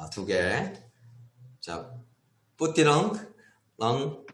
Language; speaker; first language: Korean; native; Korean